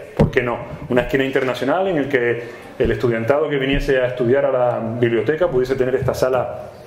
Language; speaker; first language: Spanish; native; Spanish